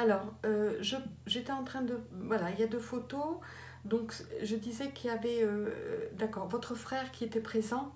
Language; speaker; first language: French; native; French